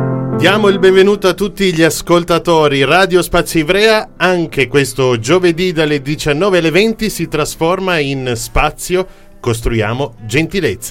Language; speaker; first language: Italian; native; Italian